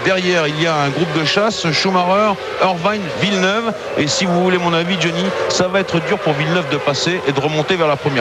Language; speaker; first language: French; native; French